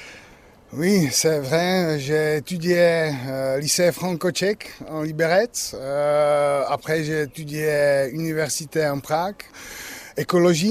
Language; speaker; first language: French; non-native, learner; Czech